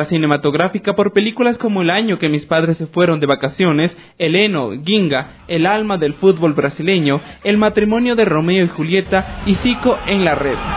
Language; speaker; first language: Spanish; native; Spanish